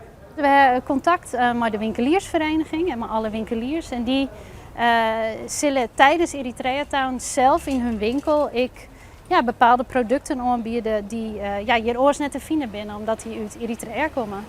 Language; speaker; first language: Dutch; non-native, local second language; Western Frisian